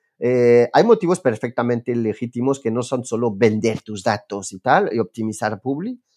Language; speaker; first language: Spanish; non-native, fluent; French